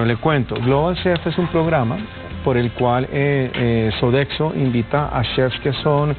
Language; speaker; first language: Spanish; native; Spanish